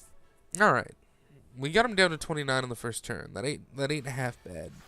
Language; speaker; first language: English; native; English